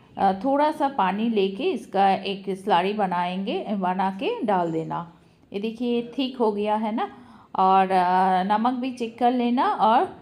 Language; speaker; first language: Hindi; non-native, local second language; Bangla